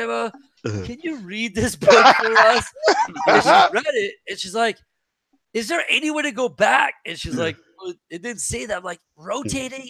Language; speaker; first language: English; non-native, fluent; French